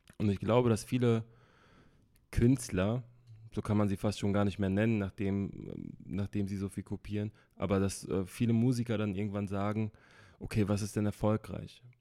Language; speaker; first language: German; early bilingual, other home language; Turkish